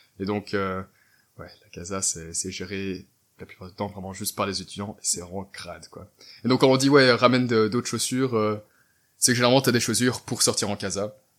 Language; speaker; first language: French; native; French